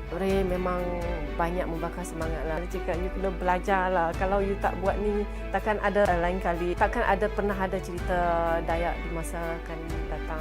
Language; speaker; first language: Malay; non-native, local second language; Iban